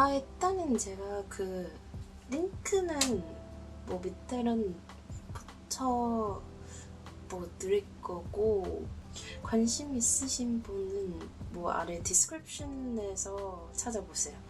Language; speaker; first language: Korean; non-native, learner; Cantonese